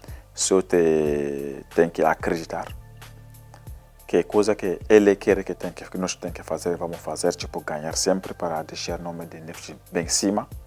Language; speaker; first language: Portuguese; non-native, learner; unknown